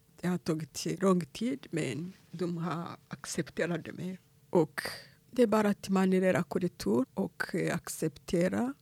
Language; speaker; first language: Swedish; non-native, fluent; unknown